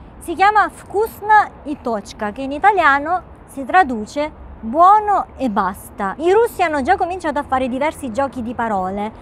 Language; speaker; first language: Italian; native; Italian